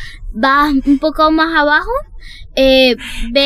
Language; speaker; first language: Spanish; early bilingual, heritage; Spanish